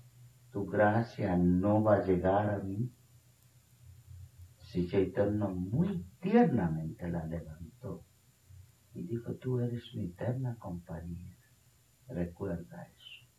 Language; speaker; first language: Spanish; non-native, fluent; Bangla